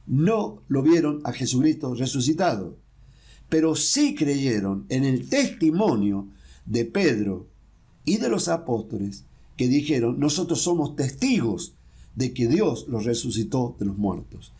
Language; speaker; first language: Spanish; native; Spanish